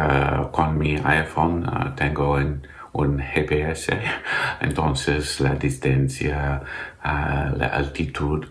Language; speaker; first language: Spanish; non-native, learner; English